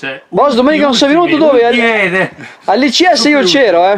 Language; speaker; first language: Italian; native; Italian